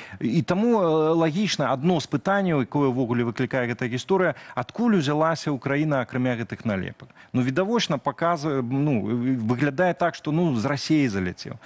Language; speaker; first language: Belarusian; native; Belarusian